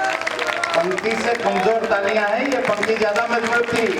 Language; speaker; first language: Hindi; native; Hindi